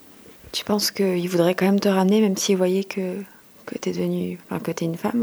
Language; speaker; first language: French; native; French